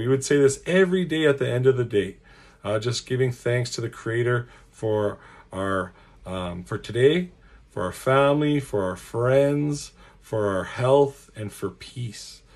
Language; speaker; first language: English; native; English